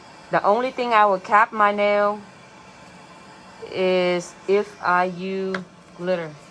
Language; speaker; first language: English; non-native, fluent; Vietnamese